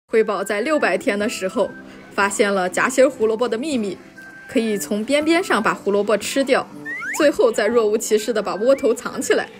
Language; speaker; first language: Chinese; native; Chinese